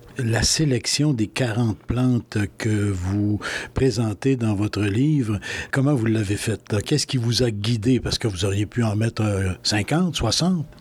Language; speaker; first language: French; native; French